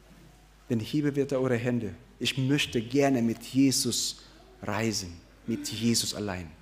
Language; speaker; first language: German; non-native, fluent; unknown